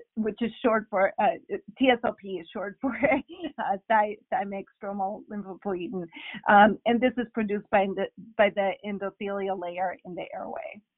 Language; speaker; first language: English; non-native, fluent; Spanish